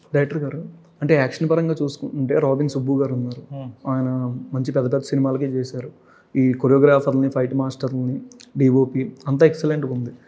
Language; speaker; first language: Telugu; native; Telugu